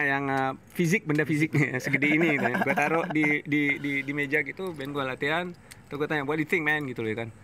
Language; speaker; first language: Indonesian; non-native, fluent; English